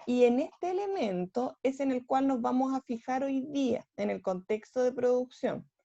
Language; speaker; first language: Spanish; native; Spanish